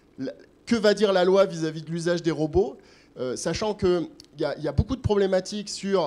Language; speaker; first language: French; native; French